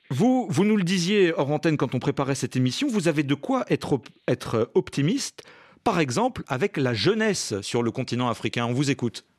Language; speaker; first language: French; native; French